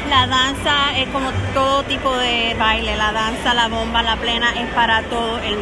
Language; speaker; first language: Spanish; native; Spanish